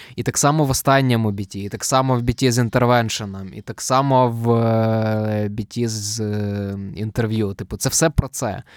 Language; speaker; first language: Ukrainian; native; Ukrainian